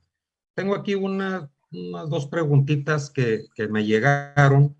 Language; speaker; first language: Spanish; native; Spanish